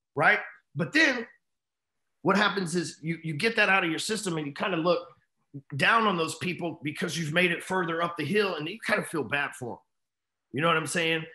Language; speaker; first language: English; native; English